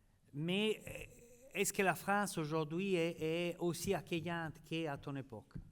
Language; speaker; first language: French; non-native, fluent; Italian